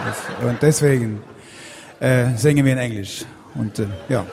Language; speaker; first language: German; non-native, learner; Swedish